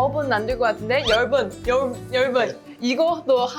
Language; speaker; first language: Korean; non-native, fluent; Chinese